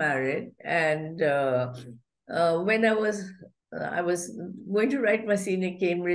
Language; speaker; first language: English; non-native, local second language; Malayalam